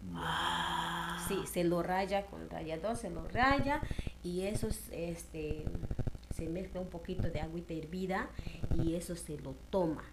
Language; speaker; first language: Spanish; non-native, local second language; Shipibo-Conibo